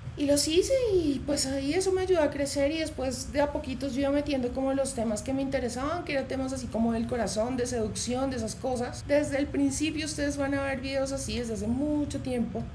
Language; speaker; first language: Spanish; native; Spanish